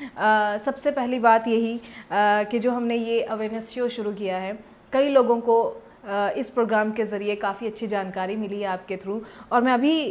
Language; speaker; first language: Hindi; non-native, local second language; Punjabi